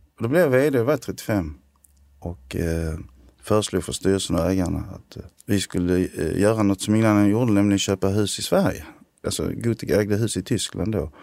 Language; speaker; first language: Swedish; early bilingual, other home language; Armenian